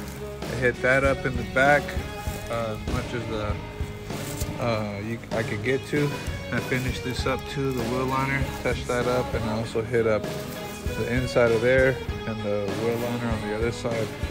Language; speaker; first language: English; native; English